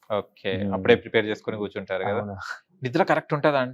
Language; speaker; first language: Telugu; native; Telugu